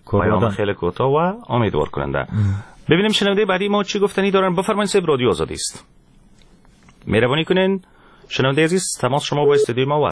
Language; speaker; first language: Persian; native; Persian